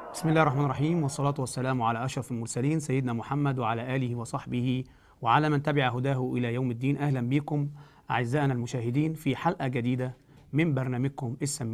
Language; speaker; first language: Arabic; native; Arabic